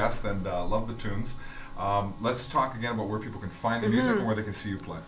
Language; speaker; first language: English; native; English